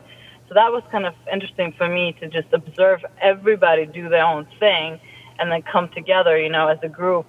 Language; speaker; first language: English; native; English